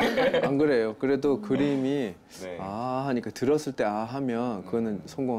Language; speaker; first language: Korean; native; Korean